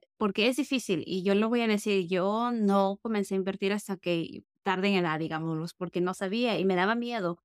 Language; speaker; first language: Spanish; early bilingual, heritage; Spanish